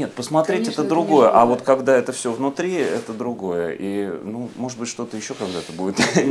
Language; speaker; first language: Russian; native; Russian